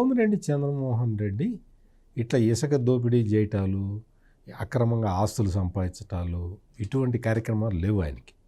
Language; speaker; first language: Telugu; native; Telugu